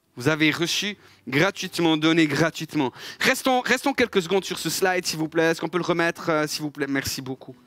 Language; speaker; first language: French; native; French